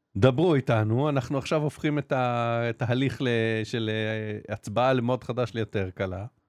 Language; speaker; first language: Hebrew; native; Hebrew